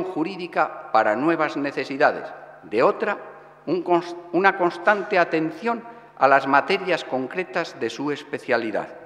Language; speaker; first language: Spanish; native; Spanish